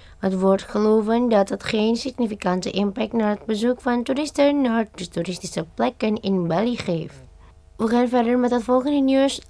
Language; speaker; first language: Dutch; non-native, fluent; Indonesian